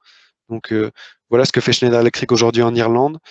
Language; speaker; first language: French; native; French